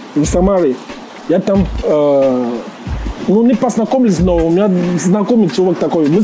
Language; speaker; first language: Russian; non-native, fluent; Jamaican Creole English